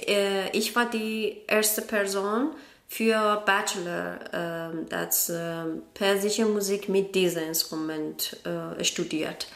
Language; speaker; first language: German; non-native, learner; Persian